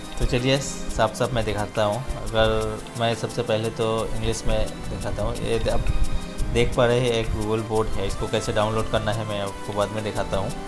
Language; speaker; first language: Hindi; non-native, local second language; Bangla